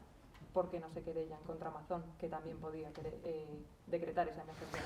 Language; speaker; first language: Spanish; native; Spanish